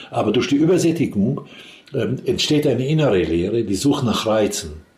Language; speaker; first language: German; non-native, fluent; Arabic